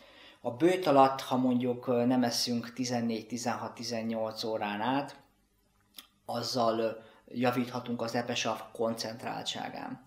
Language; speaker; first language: Hungarian; native; Hungarian